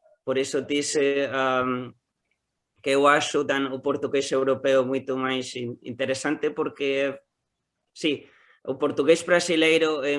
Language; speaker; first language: Portuguese; non-native, learner; Spanish